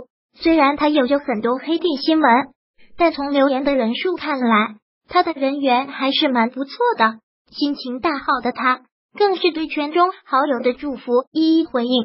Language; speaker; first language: Chinese; native; Chinese